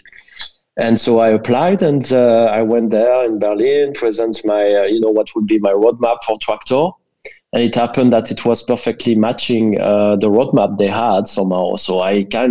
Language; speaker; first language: English; non-native, fluent; French